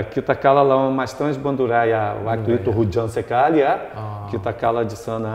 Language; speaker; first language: Indonesian; non-native, fluent; Portuguese